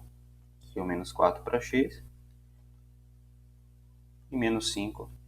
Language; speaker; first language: Portuguese; native; Portuguese